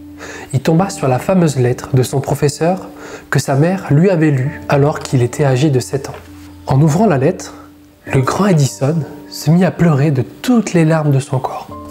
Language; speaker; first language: French; native; French